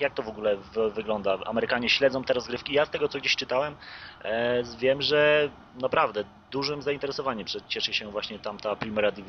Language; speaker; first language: Polish; native; Polish